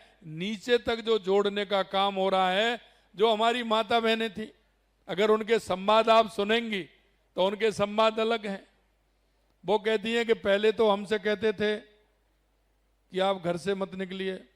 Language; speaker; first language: Hindi; native; Hindi